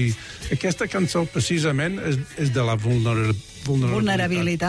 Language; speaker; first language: Catalan; non-native, fluent; English